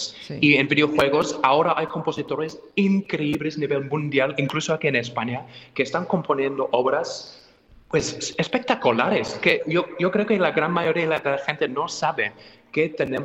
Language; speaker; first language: Spanish; non-native, fluent; English